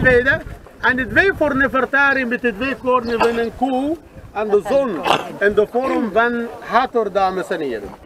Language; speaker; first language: Dutch; non-native, learner; Arabic